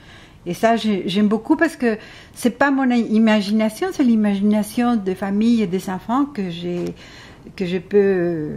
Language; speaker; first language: French; non-native, fluent; Spanish